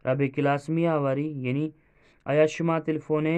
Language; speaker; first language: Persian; non-native, fluent; Urdu